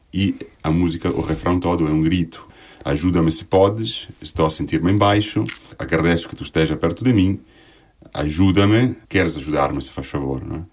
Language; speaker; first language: Portuguese; non-native, fluent; Italian